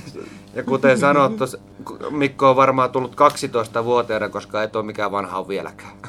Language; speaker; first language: Finnish; native; Finnish